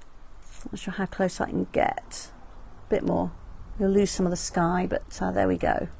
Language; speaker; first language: English; native; English